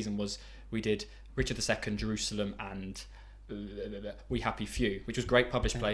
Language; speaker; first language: English; native; English